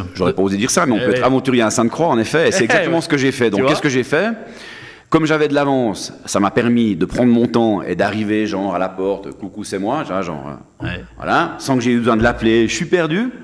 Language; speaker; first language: French; native; French